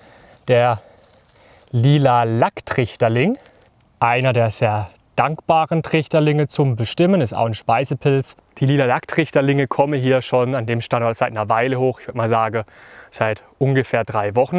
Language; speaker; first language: German; native; German